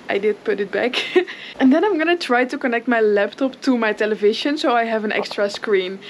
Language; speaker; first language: English; non-native, fluent; Dutch